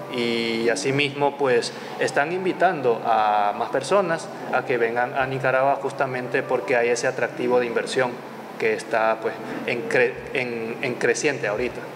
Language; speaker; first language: Spanish; native; Spanish